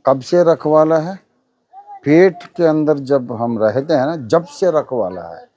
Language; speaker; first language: Hindi; non-native, local second language; Telugu